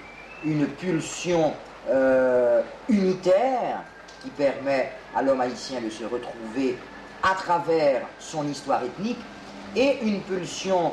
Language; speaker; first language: French; native; French